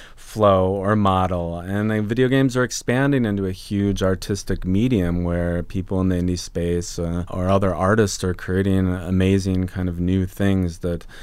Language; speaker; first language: English; native; English